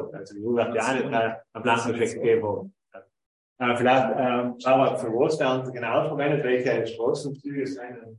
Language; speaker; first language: German; native; German